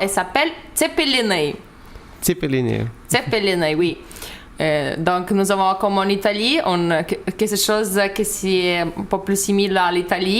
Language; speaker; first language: French; non-native, learner; Lithuanian